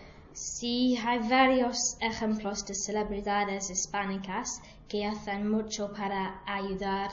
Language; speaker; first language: Spanish; non-native, learner; English